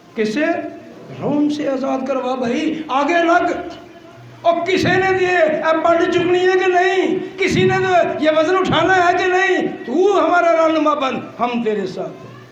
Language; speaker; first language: Urdu; non-native, local second language; Punjabi